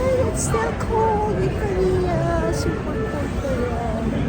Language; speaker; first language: English; non-native, local second language; Filipino